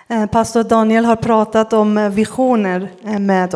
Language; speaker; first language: Swedish; non-native, fluent; Persian